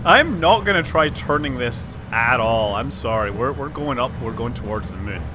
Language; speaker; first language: English; native; English